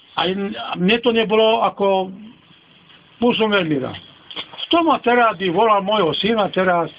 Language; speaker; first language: Slovak; non-native, local second language; Hungarian